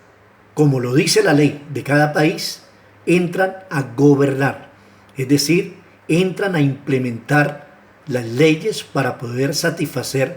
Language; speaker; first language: Spanish; native; Spanish